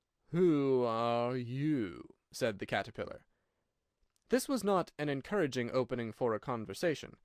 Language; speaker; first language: English; native; English